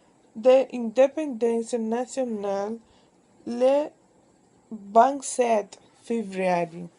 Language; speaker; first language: French; non-native, learner; Spanish